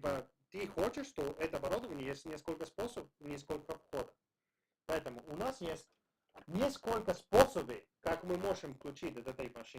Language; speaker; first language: Russian; non-native, learner; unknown